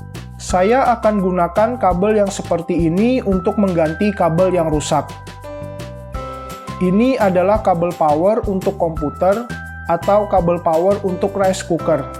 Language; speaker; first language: Indonesian; native; Indonesian